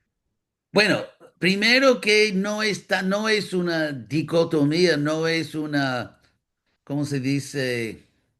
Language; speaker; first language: Spanish; non-native, fluent; English